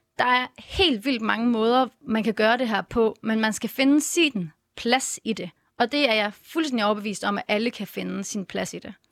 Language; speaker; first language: Danish; native; Danish